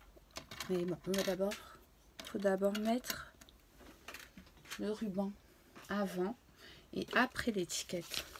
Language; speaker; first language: French; native; French